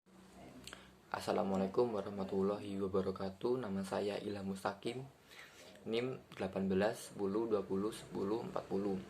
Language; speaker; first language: Indonesian; native; Indonesian